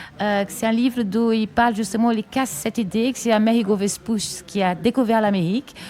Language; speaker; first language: French; non-native, fluent; Portuguese